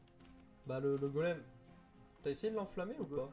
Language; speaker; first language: French; native; French